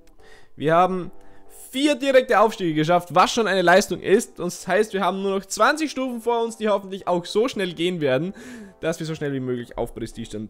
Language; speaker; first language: German; native; German